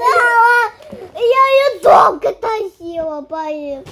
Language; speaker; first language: Russian; early bilingual, heritage; Russian